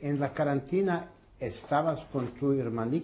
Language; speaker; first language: Spanish; early bilingual, heritage; Ladino